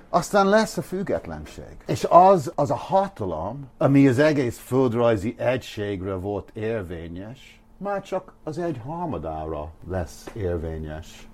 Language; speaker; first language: Hungarian; non-native, fluent; English